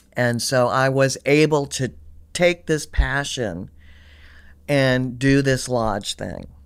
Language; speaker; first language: English; native; English